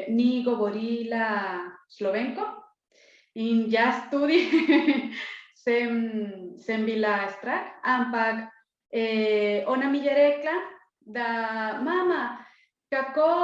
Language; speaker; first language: Slovenian; non-native, learner; Spanish